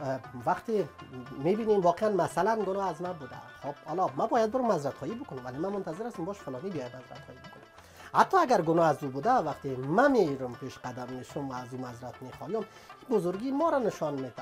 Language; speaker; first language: Persian; native; Persian